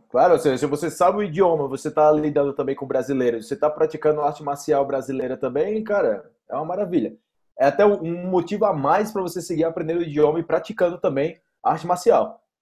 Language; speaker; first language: Portuguese; native; Portuguese